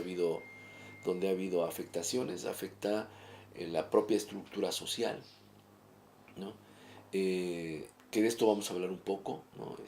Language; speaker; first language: Spanish; native; Spanish